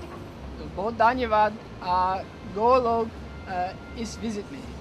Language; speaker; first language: Hindi; non-native, learner; English